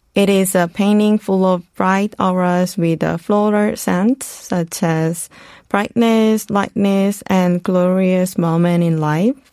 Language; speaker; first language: English; non-native, fluent; Korean